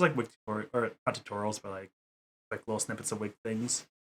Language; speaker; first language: English; native; English